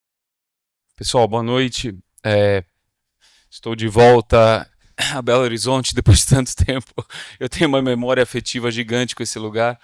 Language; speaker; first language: Portuguese; native; Portuguese